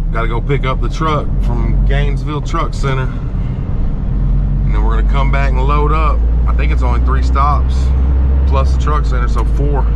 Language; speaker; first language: English; native; English